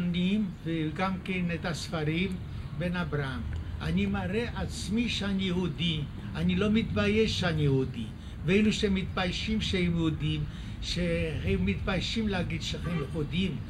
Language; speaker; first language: Hebrew; non-native, fluent; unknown